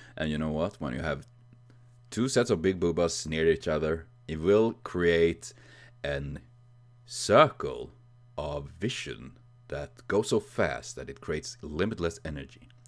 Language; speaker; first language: English; non-native, fluent; Swedish